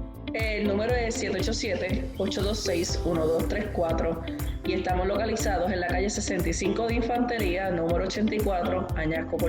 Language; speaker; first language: Spanish; native; Spanish